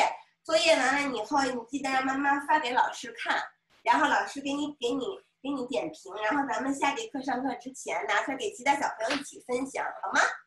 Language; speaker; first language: Chinese; native; Chinese